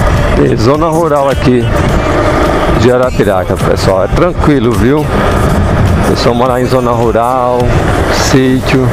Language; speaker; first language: Portuguese; native; Portuguese